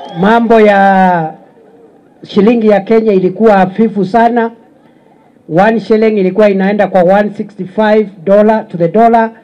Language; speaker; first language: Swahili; non-native, local second language; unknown